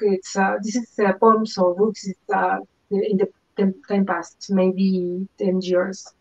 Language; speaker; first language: English; non-native, learner; Spanish